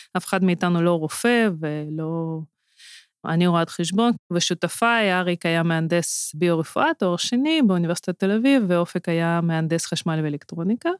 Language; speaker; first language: Hebrew; non-native, fluent; Russian